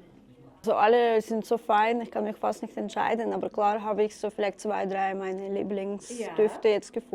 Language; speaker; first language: German; non-native, fluent; Russian